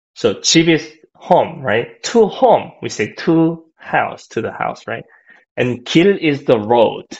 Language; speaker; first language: English; non-native, fluent; Korean